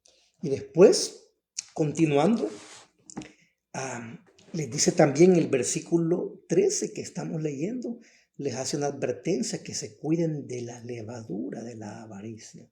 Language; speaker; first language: Spanish; native; Spanish